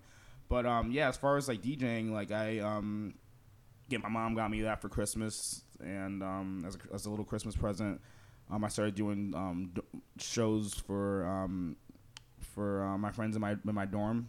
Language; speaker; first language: English; native; English